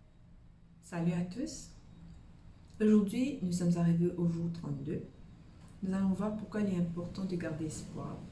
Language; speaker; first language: French; native; French